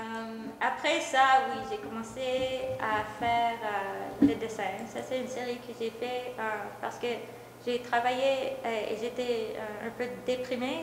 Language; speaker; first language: French; non-native, local second language; English